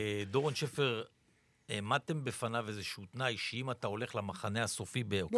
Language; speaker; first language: Hebrew; native; Hebrew